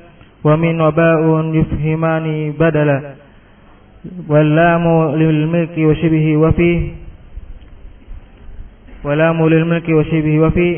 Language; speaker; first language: Arabic; non-native, learner; Indonesian